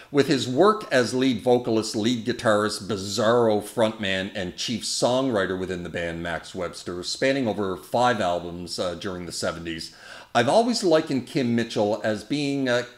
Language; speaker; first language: English; native; English